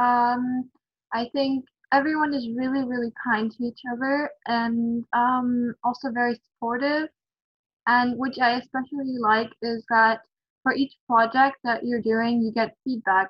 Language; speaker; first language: English; non-native, fluent; German